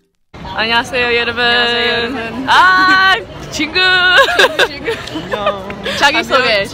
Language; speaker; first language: Korean; non-native, learner; English